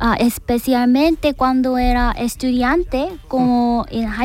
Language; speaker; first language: Spanish; non-native, learner; Korean